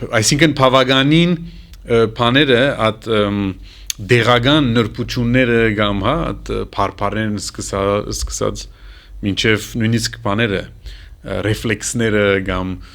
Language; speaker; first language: Armenian; early bilingual, heritage; Armenian